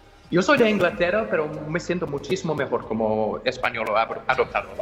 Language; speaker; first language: Spanish; non-native, fluent; English